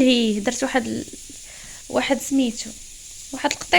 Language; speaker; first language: Arabic; native; Arabic